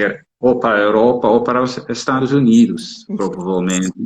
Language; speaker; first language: Portuguese; non-native, fluent; Dutch